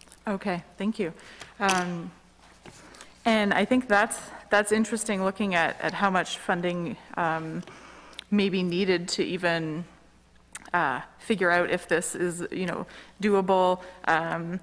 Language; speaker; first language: English; native; English